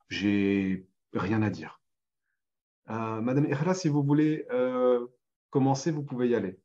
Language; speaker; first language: French; native; French